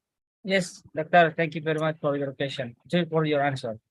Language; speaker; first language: English; non-native, learner; Malay